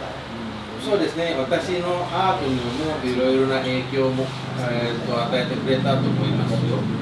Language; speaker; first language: Japanese; non-native, fluent; Indonesian